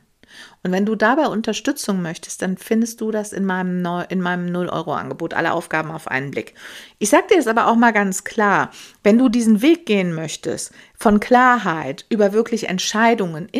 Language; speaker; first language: German; native; German